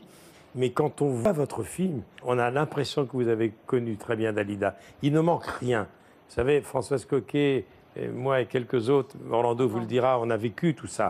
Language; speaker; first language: French; native; French